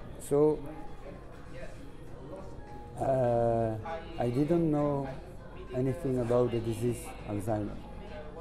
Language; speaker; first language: English; non-native, learner; French